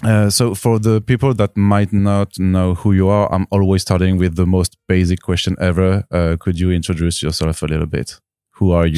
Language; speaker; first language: English; non-native, fluent; French